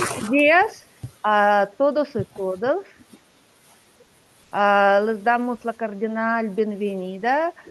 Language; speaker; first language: Spanish; non-native, learner; Russian